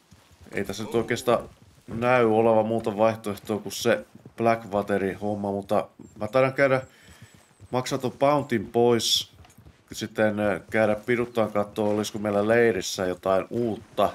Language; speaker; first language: Finnish; native; Finnish